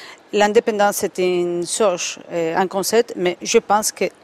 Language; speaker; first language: French; non-native, fluent; Spanish